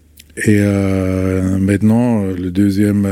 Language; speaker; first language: French; non-native, fluent; German